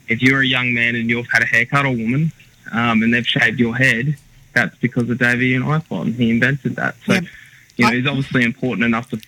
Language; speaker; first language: English; native; English